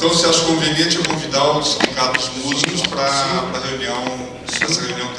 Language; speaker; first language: Portuguese; native; Portuguese